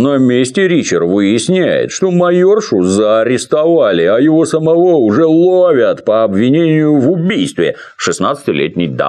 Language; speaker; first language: Russian; native; Russian